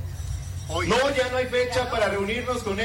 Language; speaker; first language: Spanish; native; Spanish